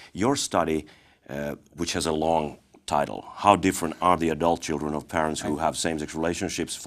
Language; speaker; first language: English; non-native, fluent; Finnish